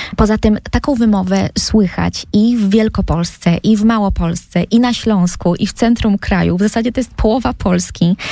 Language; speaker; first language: Polish; native; Polish